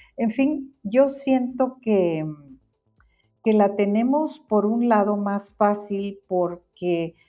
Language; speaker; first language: Spanish; native; Spanish